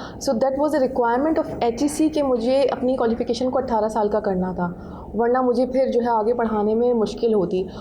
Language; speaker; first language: Urdu; native; Urdu